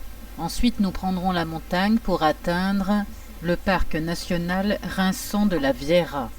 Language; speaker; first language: French; native; French